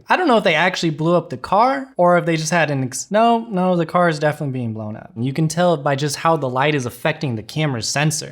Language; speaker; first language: English; native; English